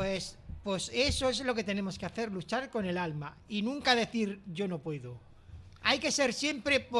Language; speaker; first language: Spanish; native; Spanish